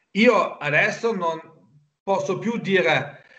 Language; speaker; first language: Italian; non-native, local second language; German